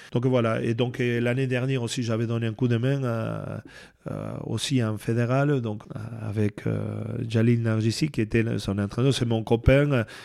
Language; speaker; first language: French; non-native, fluent; Spanish